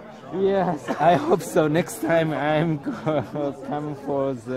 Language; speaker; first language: English; non-native, learner; Japanese